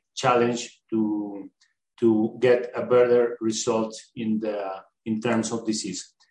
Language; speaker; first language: English; non-native, learner; Spanish